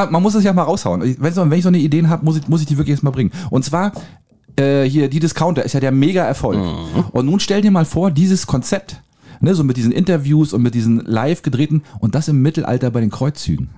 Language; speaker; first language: German; native; German